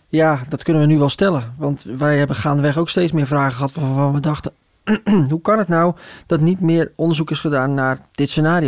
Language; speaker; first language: Dutch; native; Dutch